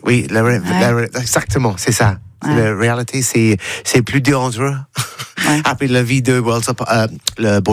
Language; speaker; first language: French; non-native, learner; English